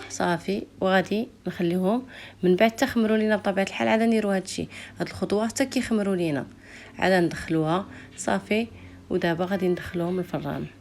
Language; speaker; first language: Arabic; native; Arabic